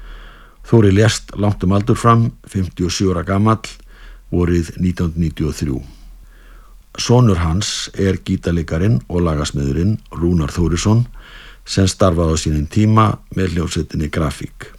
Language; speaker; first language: Icelandic; native; Icelandic